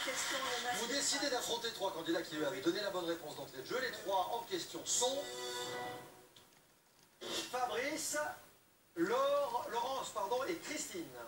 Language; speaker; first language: French; native; French